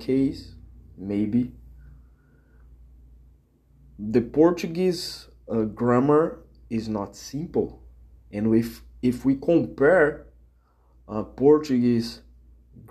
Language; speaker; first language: English; non-native, fluent; Portuguese